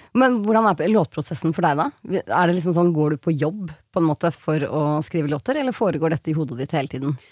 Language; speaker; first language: Norwegian; native; Norwegian